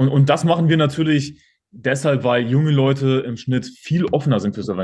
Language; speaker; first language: German; native; German